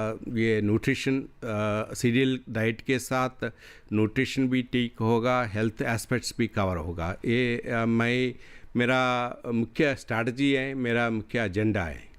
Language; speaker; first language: Hindi; non-native, local second language; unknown